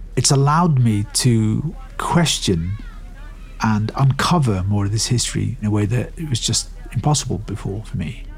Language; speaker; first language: English; early bilingual, other home language; Urdu